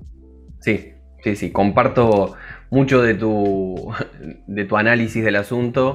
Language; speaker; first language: Spanish; native; Spanish